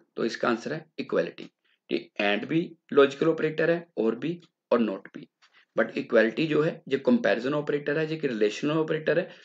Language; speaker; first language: Hindi; non-native, local second language; Punjabi